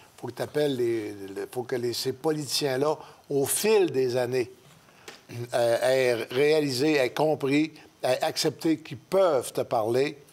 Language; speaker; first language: French; native; French